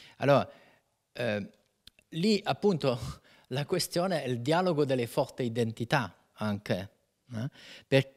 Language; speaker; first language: Italian; non-native, fluent; French